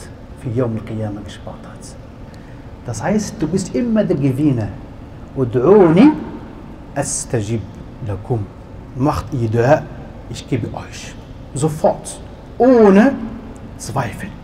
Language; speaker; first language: German; non-native, learner; Arabic